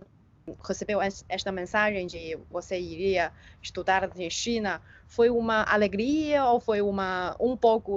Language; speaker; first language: Portuguese; non-native, fluent; Chinese